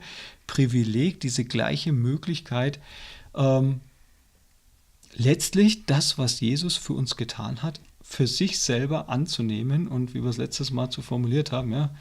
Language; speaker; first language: German; native; German